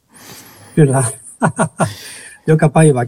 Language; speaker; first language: Finnish; non-native, fluent; Spanish